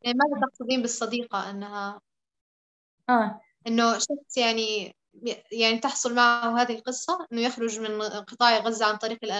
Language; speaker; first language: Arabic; native; Arabic